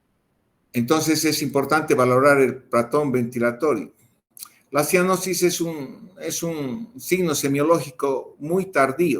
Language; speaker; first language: Spanish; native; Spanish